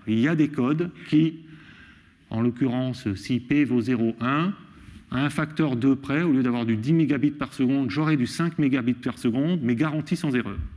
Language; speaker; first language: French; native; French